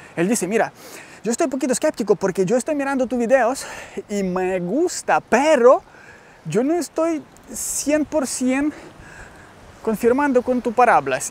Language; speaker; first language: Spanish; non-native, learner; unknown